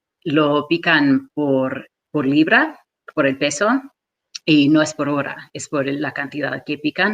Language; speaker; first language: Spanish; non-native, fluent; English